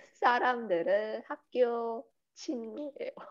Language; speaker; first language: Korean; non-native, learner; Chinese